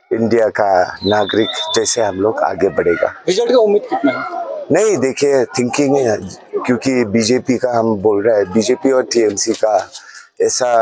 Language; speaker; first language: Hindi; non-native, local second language; Nepali